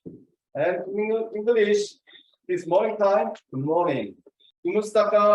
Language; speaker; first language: English; non-native, fluent; Korean